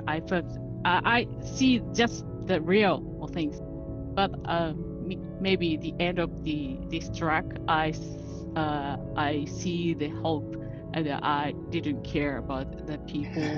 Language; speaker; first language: English; non-native, learner; Japanese